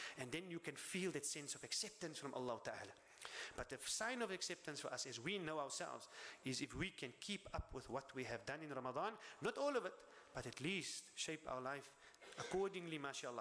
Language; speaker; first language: English; native; English